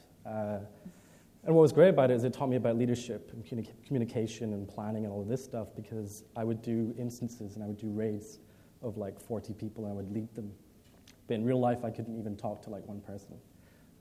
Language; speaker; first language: English; native; English